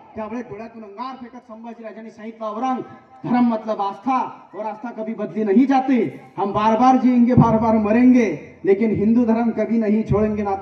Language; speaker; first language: Hindi; non-native, local second language; Marathi